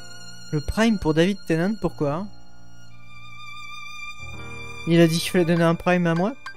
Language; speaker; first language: French; native; French